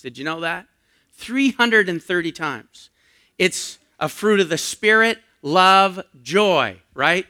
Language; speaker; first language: English; native; English